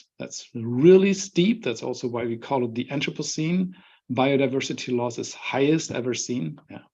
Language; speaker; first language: English; non-native, fluent; German